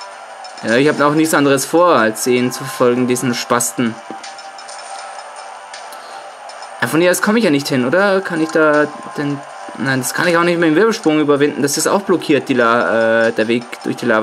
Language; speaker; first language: German; native; German